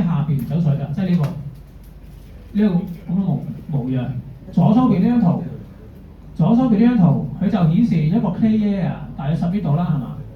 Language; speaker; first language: Cantonese; native; Cantonese